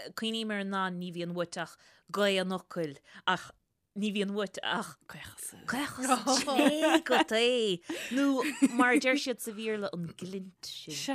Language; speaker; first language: Irish; native; Irish